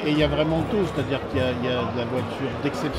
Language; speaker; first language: French; native; French